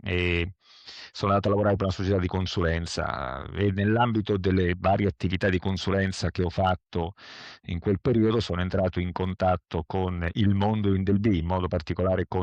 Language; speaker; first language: Italian; native; Italian